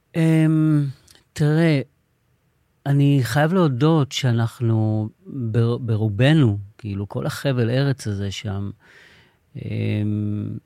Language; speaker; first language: Hebrew; native; Hebrew